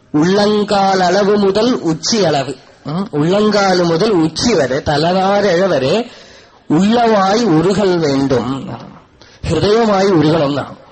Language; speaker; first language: Malayalam; non-native, local second language; Tamil